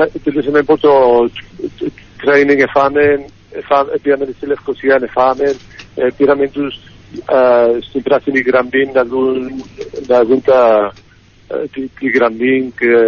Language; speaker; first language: Greek; early bilingual, heritage; Greek